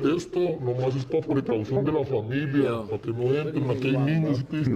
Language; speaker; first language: Spanish; native; Spanish